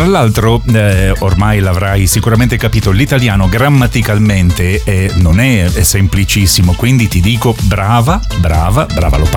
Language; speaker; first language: Italian; native; Italian